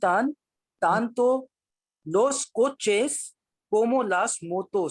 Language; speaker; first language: Spanish; non-native, learner; Hindi